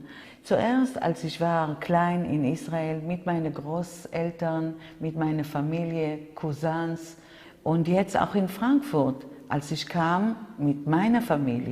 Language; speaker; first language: German; non-native, fluent; Hebrew